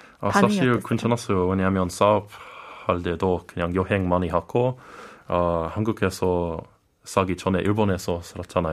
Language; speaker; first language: Korean; non-native, learner; English